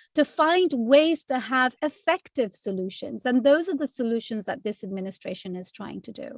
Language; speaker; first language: English; native; English